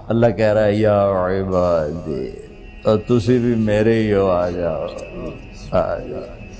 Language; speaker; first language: Urdu; non-native, local second language; Punjabi